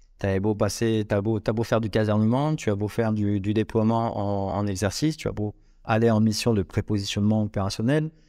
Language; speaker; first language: French; native; French